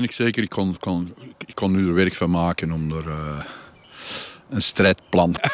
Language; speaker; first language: Dutch; native; Dutch